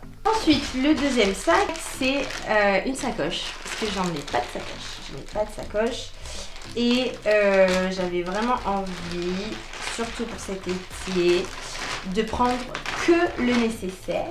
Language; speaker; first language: French; native; French